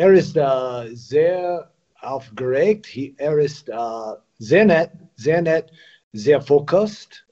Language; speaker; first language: German; non-native, learner; English